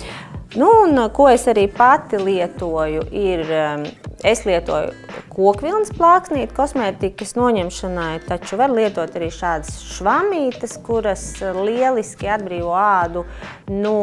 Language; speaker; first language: Latvian; native; Latvian